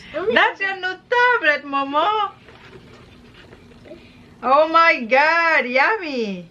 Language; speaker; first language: English; non-native, learner; Haitian Creole